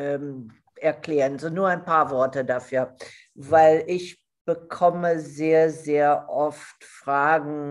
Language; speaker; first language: German; non-native, fluent; English